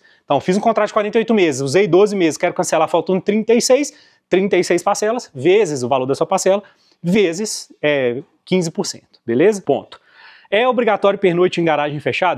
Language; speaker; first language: Portuguese; native; Portuguese